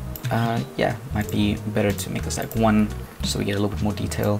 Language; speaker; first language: English; native; English